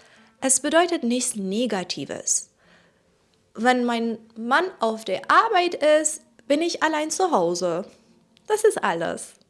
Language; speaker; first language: German; non-native, fluent; Persian